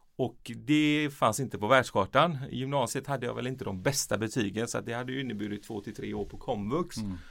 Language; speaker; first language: Swedish; early bilingual, other home language; Persian